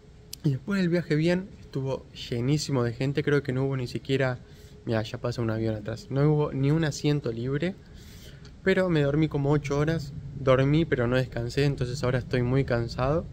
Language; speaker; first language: Spanish; native; Spanish